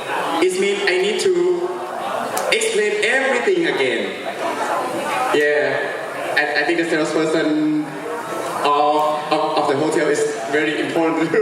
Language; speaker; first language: English; non-native, fluent; Thai